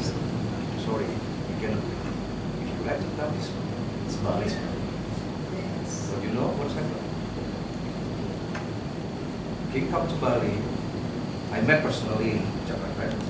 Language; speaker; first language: English; non-native, learner; Indonesian